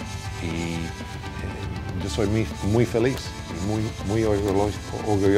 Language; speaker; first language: Spanish; non-native, learner; English